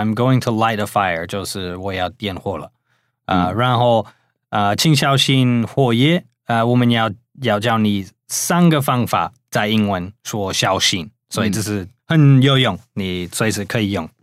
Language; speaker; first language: Chinese; non-native, fluent; English